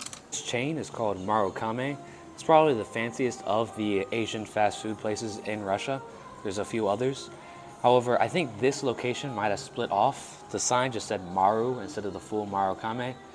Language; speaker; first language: English; native; English